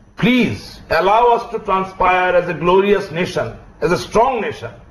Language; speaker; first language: English; non-native, local second language; Bangla